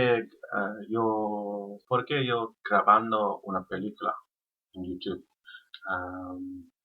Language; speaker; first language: Spanish; non-native, learner; English